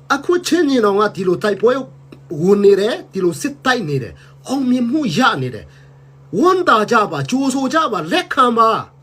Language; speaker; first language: Burmese; non-native, local second language; Hakha Chin